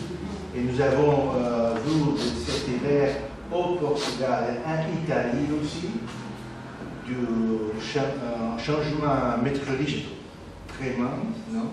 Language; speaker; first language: French; non-native, learner; Portuguese